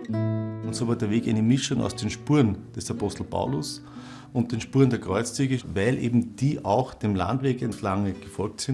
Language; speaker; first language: German; native; German